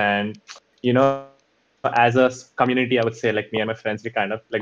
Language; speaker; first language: English; native; English